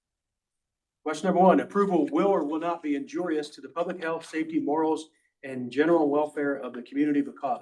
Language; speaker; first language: English; native; English